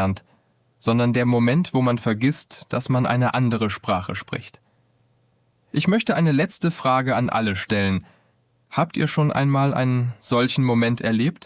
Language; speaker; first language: German; non-native, fluent; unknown